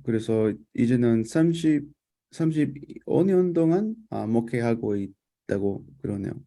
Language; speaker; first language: Korean; non-native, fluent; Spanish